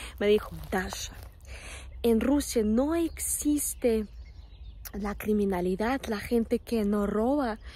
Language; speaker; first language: Spanish; non-native, fluent; Russian